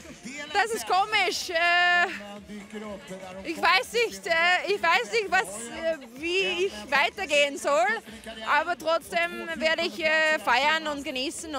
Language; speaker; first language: German; non-native, fluent; English